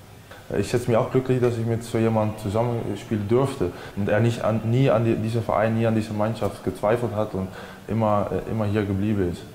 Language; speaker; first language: German; native; German